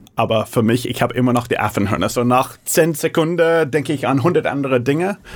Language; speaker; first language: German; non-native, fluent; English